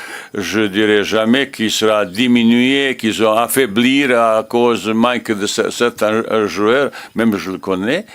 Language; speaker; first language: French; non-native, learner; Bosnian